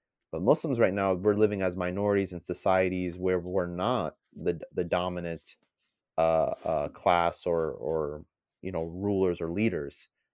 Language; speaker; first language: English; native; English